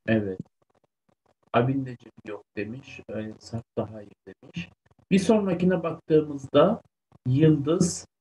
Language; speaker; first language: Turkish; native; Turkish